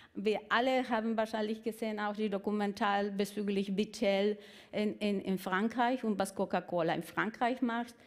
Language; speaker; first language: German; non-native, fluent; Spanish